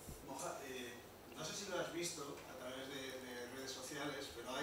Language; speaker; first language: Spanish; native; Spanish